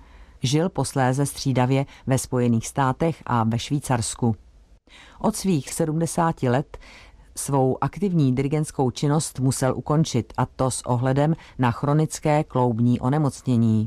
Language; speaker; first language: Czech; native; Czech